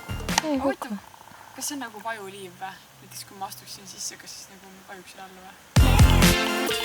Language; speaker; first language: Estonian; native; Estonian